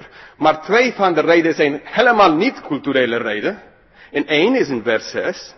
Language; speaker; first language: Dutch; non-native, fluent; English